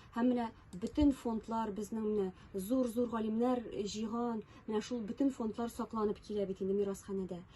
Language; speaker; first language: Tatar; native; Tatar